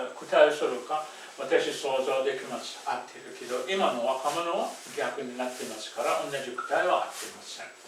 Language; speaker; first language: Japanese; non-native, fluent; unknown